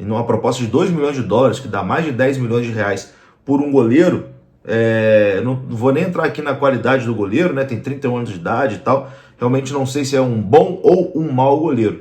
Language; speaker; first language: Portuguese; native; Portuguese